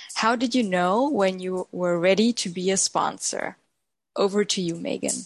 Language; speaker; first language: English; non-native, fluent; German